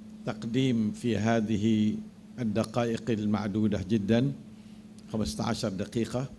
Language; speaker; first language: Arabic; non-native, fluent; Malay